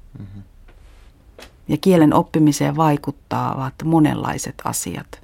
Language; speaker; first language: Finnish; native; Finnish